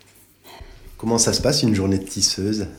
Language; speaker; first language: French; native; French